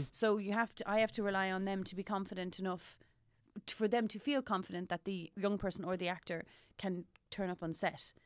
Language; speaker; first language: English; native; English